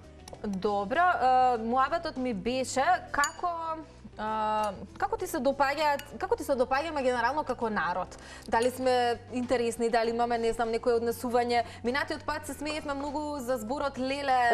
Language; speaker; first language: Macedonian; native; Macedonian